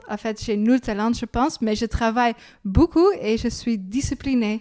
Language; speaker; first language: French; non-native, learner; Dutch